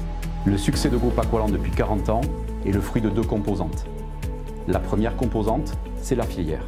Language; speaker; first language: French; native; French